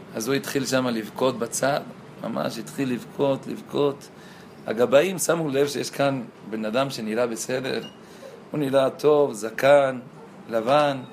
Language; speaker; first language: Hebrew; non-native, fluent; Spanish